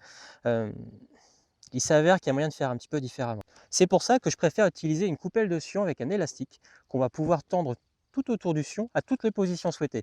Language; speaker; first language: French; native; French